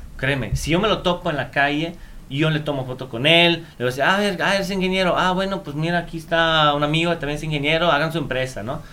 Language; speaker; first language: Spanish; non-native, fluent; Italian